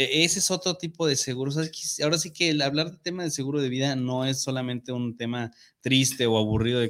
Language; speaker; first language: Spanish; native; Spanish